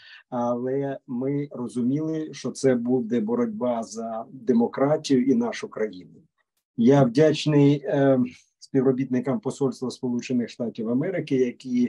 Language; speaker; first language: Ukrainian; native; Ukrainian